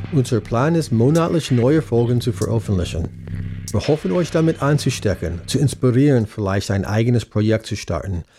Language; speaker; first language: German; non-native, fluent; English